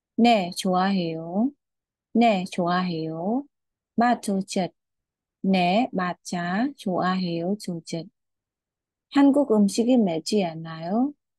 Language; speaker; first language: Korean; non-native, fluent; Khmer